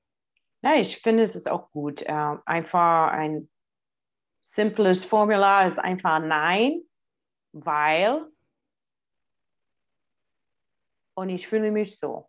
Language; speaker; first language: German; non-native, fluent; English